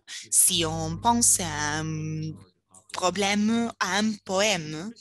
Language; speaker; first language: French; non-native, fluent; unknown